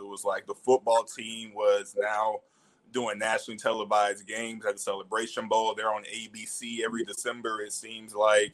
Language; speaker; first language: English; native; English